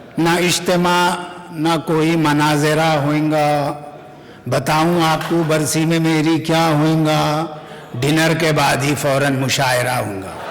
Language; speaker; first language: Urdu; native; Urdu